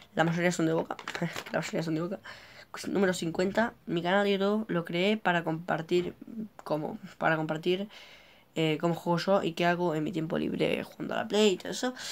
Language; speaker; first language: Spanish; native; Spanish